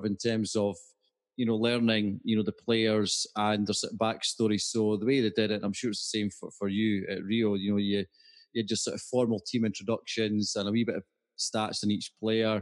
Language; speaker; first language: English; native; English